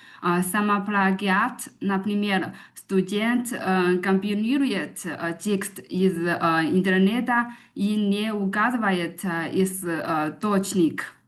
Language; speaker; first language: Russian; non-native, learner; Chinese